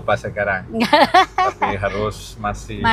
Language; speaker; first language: Indonesian; non-native, learner; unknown